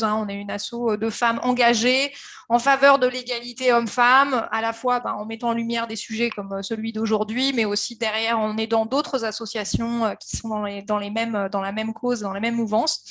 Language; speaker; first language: French; native; French